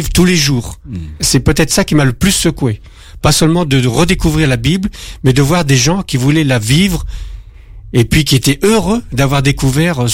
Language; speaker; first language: French; native; French